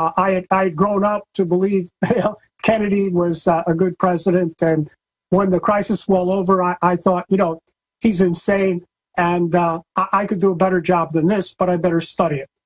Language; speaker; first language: English; native; English